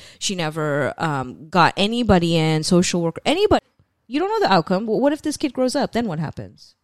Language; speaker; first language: English; early bilingual, other home language; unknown